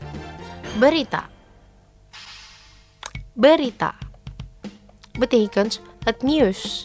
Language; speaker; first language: Dutch; non-native, learner; Indonesian